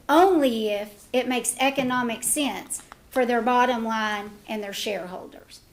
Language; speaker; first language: English; native; English